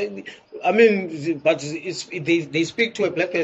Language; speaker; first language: English; non-native, local second language; Xhosa